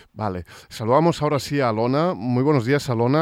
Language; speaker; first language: Spanish; non-native, local second language; Catalan